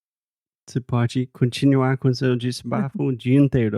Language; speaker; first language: Portuguese; non-native, fluent; English